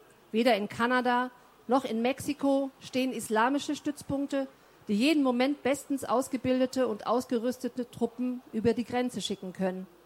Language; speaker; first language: German; native; German